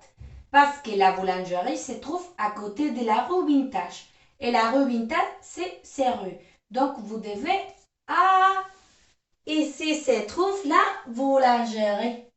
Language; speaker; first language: French; non-native, fluent; Spanish